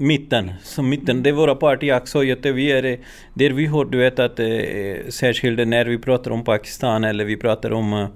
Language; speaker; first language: Swedish; non-native, learner; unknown